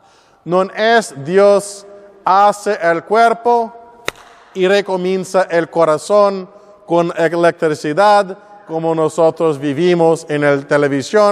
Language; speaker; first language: Spanish; non-native, learner; English